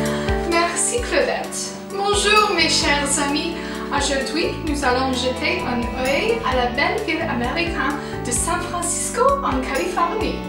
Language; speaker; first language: French; non-native, learner; English